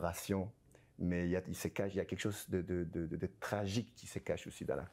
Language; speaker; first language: French; non-native, fluent; Spanish